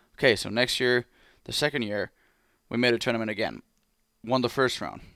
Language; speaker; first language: English; non-native, fluent; Finnish